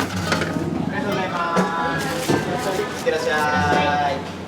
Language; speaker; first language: Japanese; native; Japanese